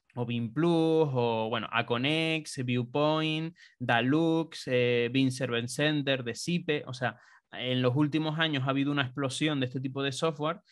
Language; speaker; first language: Spanish; native; Spanish